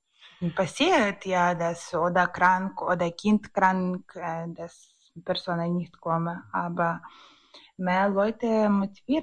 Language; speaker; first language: German; non-native, learner; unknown